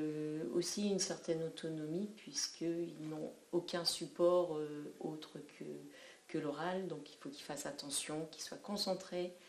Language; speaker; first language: French; native; French